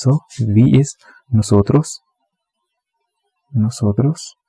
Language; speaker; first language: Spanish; non-native, learner; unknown